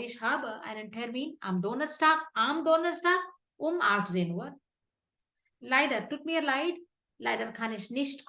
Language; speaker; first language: German; non-native, fluent; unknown